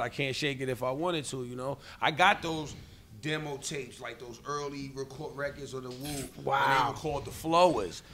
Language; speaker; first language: English; native; English